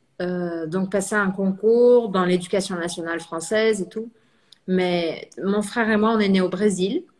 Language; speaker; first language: French; early bilingual, heritage; French